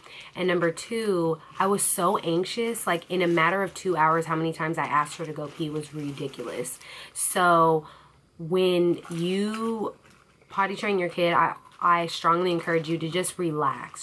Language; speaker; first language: English; native; English